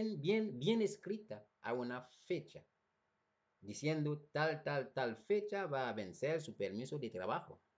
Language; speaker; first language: Spanish; non-native, fluent; Haitian Creole